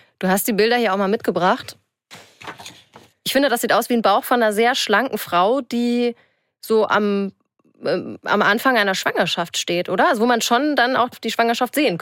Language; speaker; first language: German; native; German